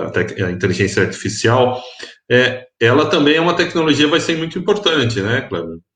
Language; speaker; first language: Portuguese; native; Portuguese